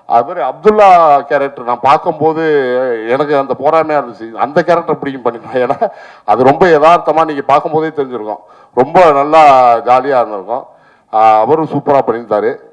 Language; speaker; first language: Tamil; native; Tamil